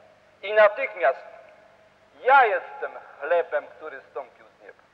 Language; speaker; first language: Polish; native; Polish